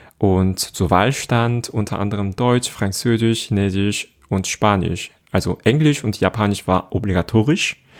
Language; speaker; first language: German; non-native, fluent; Korean